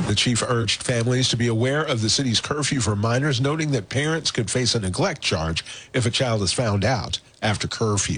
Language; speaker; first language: English; native; English